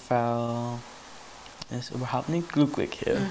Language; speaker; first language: German; non-native, learner; English